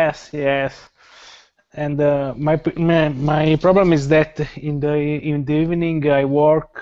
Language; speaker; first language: English; non-native, learner; Italian